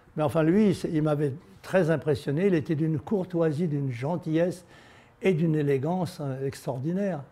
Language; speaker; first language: French; native; French